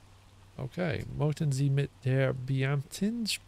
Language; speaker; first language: German; non-native, learner; English